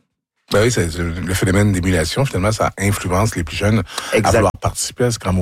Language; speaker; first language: French; native; French